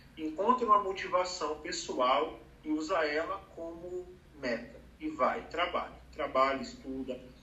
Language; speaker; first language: Portuguese; native; Portuguese